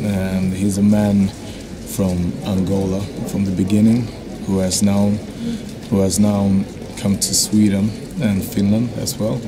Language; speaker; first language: English; non-native, fluent; Swedish